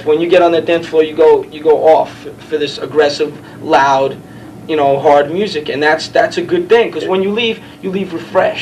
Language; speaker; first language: English; native; English